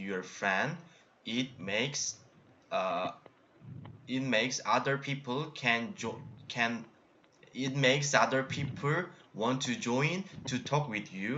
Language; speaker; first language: English; non-native, learner; Korean